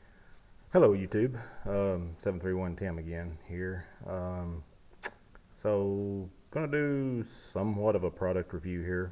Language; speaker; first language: English; native; English